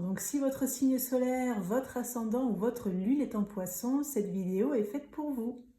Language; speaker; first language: French; native; French